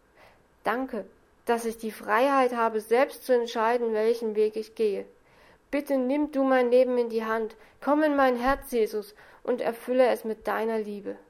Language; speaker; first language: German; native; German